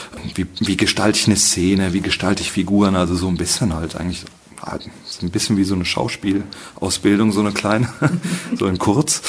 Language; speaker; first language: German; native; German